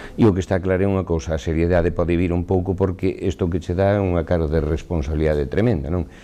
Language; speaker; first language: Galician; native; Galician